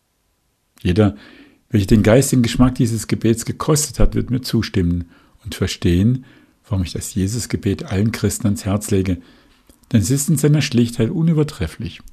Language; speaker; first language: German; native; German